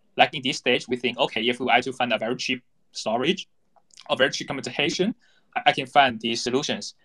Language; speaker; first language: English; non-native, fluent; Chinese